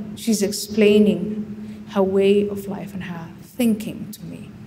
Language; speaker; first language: English; non-native, fluent; Somali